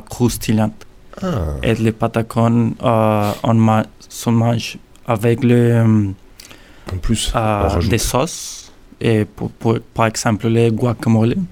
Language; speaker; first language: French; non-native, learner; Spanish